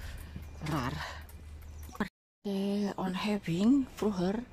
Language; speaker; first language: Dutch; non-native, learner; Indonesian